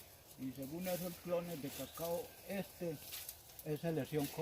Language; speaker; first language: Spanish; native; Spanish